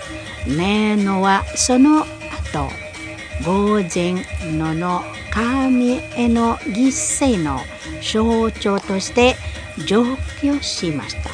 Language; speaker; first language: Japanese; non-native, learner; Indonesian